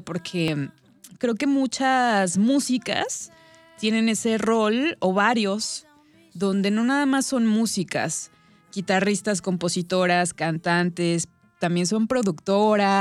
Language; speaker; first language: Spanish; native; Spanish